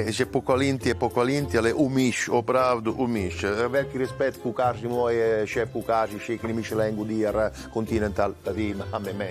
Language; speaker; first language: Czech; non-native, learner; Italian